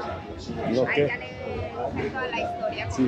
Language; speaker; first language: Spanish; native; Spanish